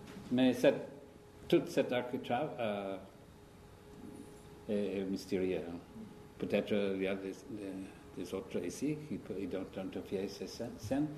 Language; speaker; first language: French; non-native, learner; English